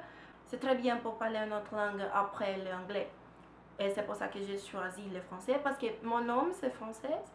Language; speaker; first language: French; non-native, learner; Portuguese